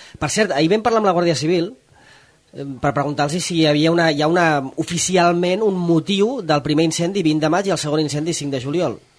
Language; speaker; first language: Catalan; native; Catalan